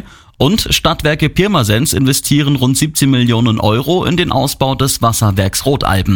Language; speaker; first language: German; native; German